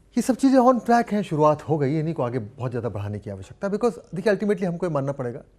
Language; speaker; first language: Hindi; native; Hindi